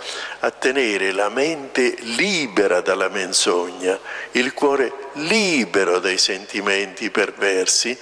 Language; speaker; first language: Italian; native; Italian